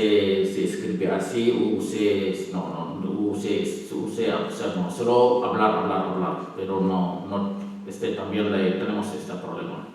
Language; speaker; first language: Spanish; non-native, learner; Wolof